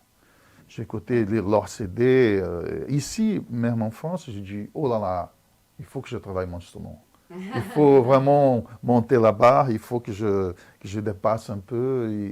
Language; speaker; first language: French; non-native, fluent; Portuguese